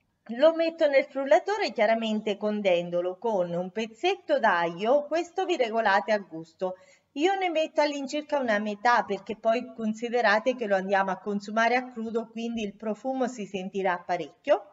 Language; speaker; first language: Italian; native; Italian